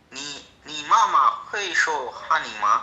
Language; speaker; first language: Chinese; non-native, learner; Amharic